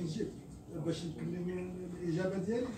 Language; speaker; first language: Arabic; native; Arabic